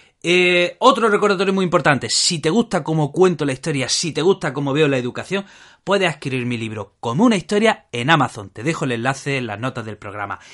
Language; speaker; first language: Spanish; native; Spanish